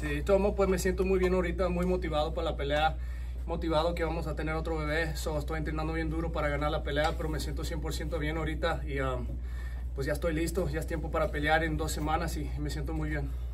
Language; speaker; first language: Spanish; early bilingual, heritage; Spanish